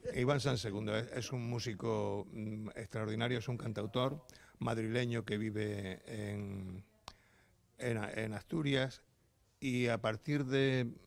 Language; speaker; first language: Spanish; native; Spanish